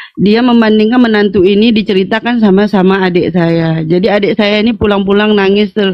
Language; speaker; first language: Indonesian; native; Indonesian